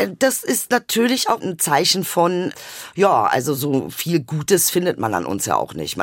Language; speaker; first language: German; early bilingual, other home language; Turkish